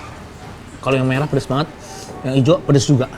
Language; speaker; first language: Indonesian; native; Indonesian